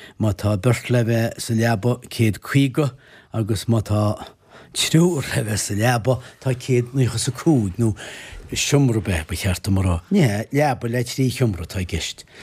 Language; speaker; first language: Irish; native; Irish